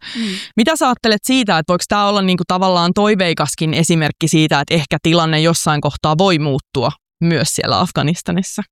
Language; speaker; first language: Finnish; native; Finnish